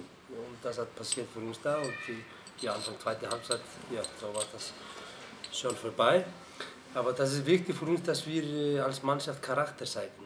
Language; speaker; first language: German; non-native, fluent; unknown